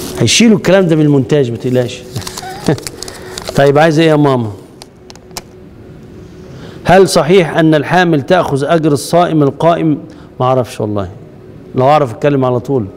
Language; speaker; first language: Arabic; native; Arabic